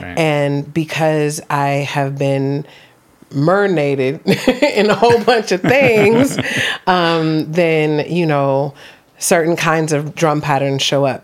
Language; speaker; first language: English; native; English